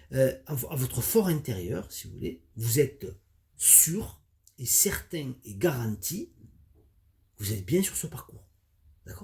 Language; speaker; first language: French; native; French